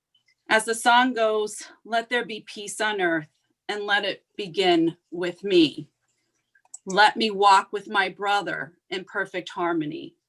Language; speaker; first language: English; native; English